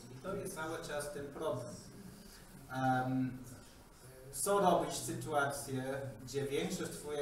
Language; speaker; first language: Polish; non-native, learner; English